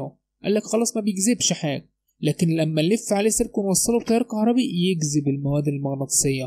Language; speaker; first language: Arabic; native; Arabic